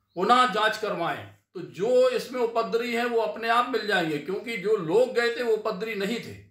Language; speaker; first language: Hindi; native; Hindi